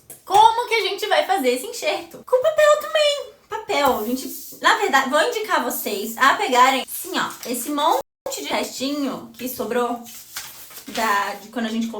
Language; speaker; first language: Portuguese; native; Portuguese